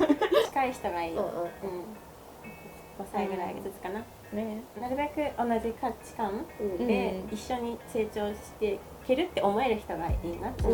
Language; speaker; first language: Japanese; native; Japanese